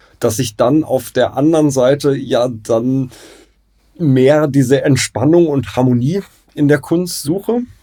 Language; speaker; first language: German; native; German